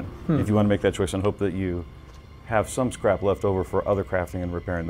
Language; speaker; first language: English; native; English